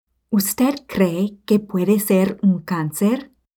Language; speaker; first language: Spanish; non-native, fluent; English